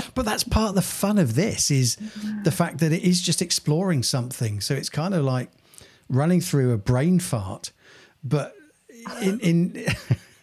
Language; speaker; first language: English; native; English